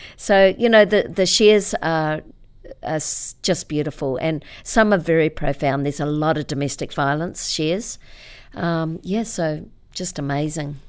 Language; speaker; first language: English; native; English